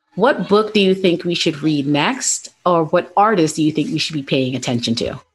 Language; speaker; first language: English; native; English